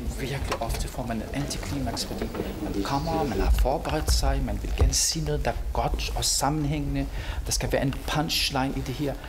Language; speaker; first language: Danish; non-native, fluent; Arabic